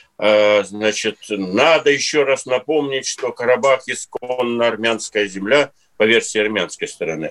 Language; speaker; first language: Russian; native; Russian